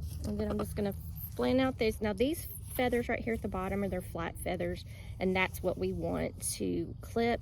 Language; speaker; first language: English; native; English